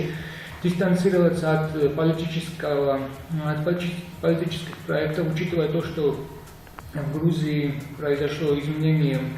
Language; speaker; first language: Russian; non-native, local second language; Georgian